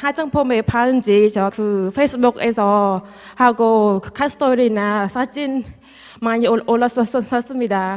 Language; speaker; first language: Korean; non-native, learner; Khmer